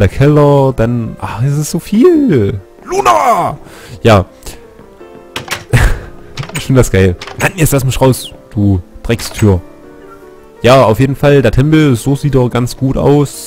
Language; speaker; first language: German; native; German